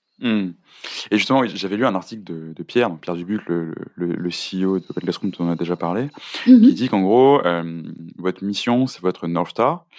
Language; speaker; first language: French; native; French